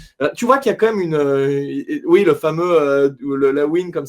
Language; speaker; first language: French; native; French